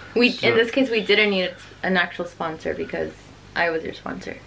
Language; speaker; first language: English; native; English